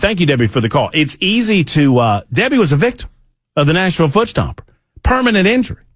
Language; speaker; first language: English; native; English